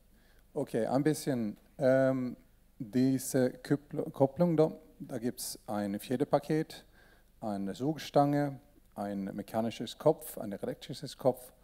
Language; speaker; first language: German; non-native, learner; Swedish